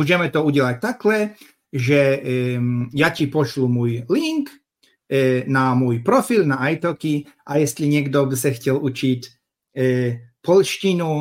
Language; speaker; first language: Czech; non-native, fluent; Polish